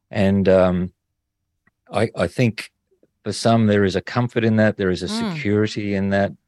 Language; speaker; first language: English; native; English